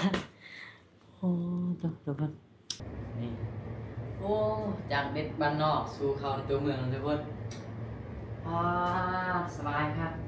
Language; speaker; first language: Thai; non-native, local second language; Lao